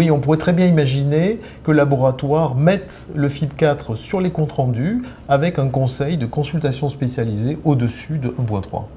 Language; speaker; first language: French; native; French